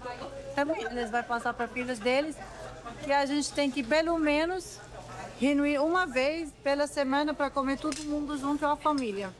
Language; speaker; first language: Portuguese; non-native, learner; Arabic